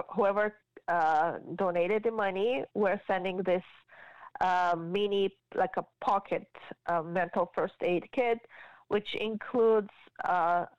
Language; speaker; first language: English; non-native, fluent; Georgian